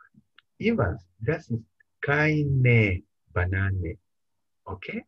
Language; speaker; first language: German; non-native, fluent; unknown